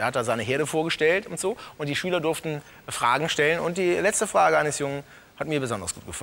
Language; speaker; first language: German; native; German